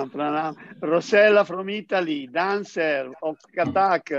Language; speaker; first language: English; non-native, fluent; Italian